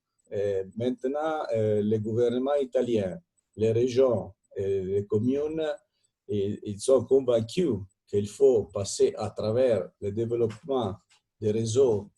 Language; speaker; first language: French; non-native, fluent; Italian